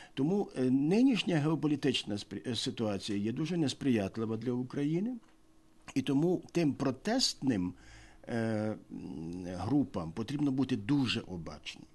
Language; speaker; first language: Ukrainian; native; Ukrainian